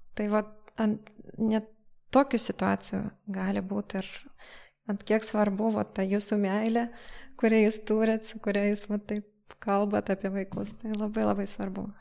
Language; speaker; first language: Lithuanian; non-native, local second language; Russian